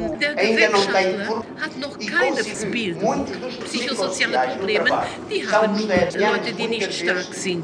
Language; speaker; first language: German; non-native, fluent; Portuguese